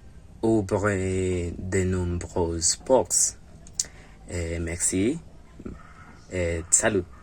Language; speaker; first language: French; non-native, learner; Spanish